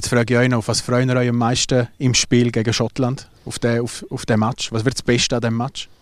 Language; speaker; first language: German; native; German